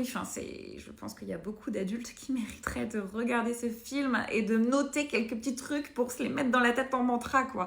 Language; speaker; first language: French; native; French